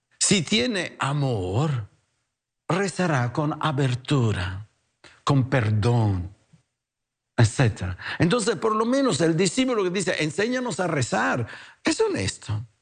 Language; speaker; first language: Spanish; non-native, fluent; Italian